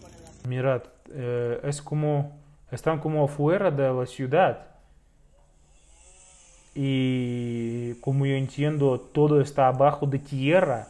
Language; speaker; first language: Spanish; non-native, fluent; Russian